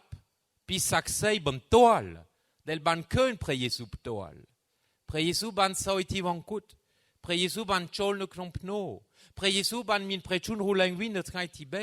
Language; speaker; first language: Khmer; non-native, fluent; French